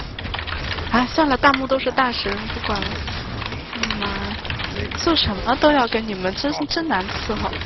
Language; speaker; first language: Chinese; native; Chinese